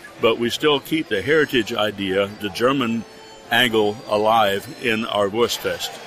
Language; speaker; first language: English; early bilingual, other home language; German